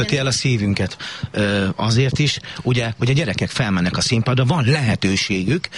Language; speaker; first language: Hungarian; native; Hungarian